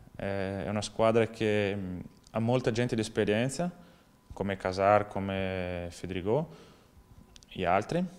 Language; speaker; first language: Italian; non-native, fluent; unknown